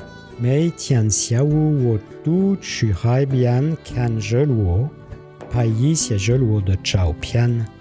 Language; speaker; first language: Chinese; non-native, learner; French